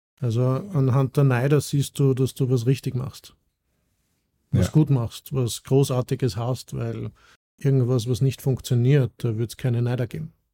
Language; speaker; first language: German; native; German